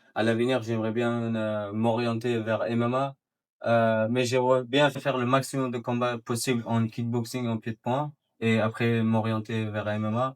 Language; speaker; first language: French; non-native, fluent; Persian